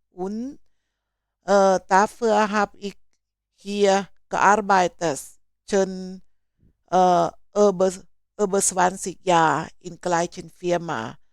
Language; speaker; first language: German; non-native, learner; Thai